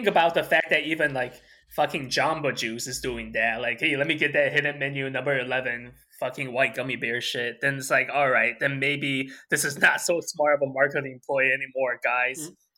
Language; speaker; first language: English; early bilingual, other home language; Chinese